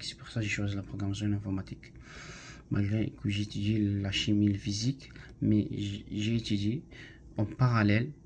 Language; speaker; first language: French; non-native, learner; Arabic